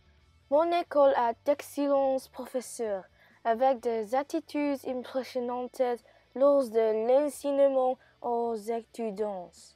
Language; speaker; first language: French; non-native, learner; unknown